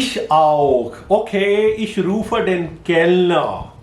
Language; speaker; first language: German; non-native, fluent; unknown